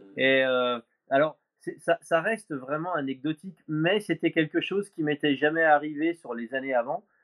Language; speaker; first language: French; native; French